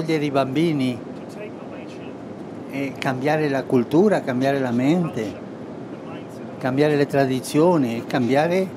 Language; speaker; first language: Italian; non-native, fluent; Spanish